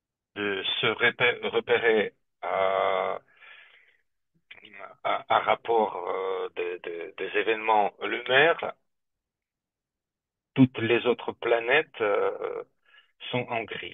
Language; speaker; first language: French; non-native, fluent; Russian